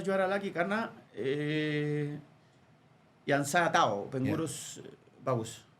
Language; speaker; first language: Indonesian; non-native, fluent; Spanish